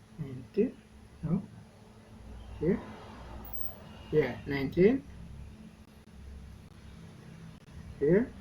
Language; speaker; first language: English; non-native, learner; Indonesian